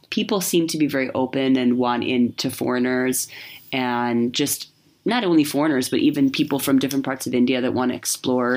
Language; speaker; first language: English; native; English